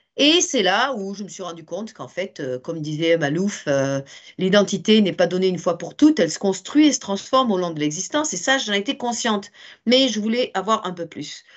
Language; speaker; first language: French; native; French